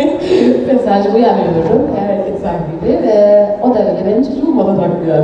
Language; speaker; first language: Turkish; non-native, fluent; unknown